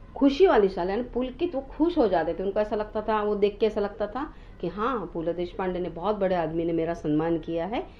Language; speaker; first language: Hindi; non-native, local second language; Marathi